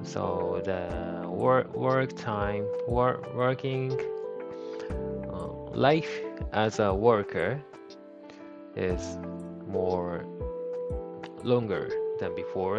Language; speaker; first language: English; non-native, learner; Japanese